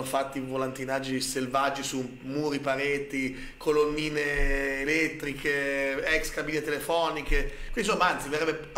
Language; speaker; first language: Italian; native; Italian